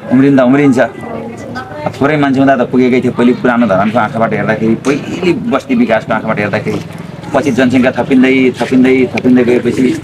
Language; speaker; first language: Nepali; native; Nepali